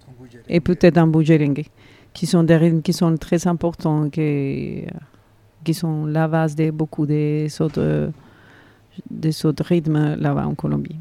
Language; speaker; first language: French; non-native, fluent; Spanish